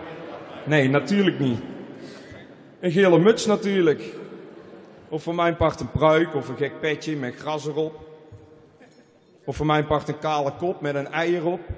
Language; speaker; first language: Dutch; native; Dutch